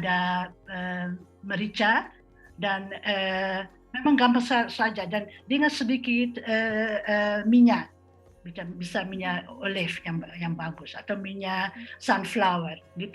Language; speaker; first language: Indonesian; non-native, fluent; Dutch